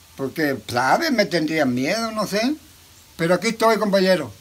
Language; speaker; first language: Spanish; native; Spanish